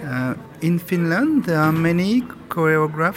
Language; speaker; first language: English; non-native, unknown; French